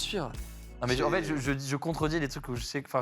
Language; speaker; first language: French; native; French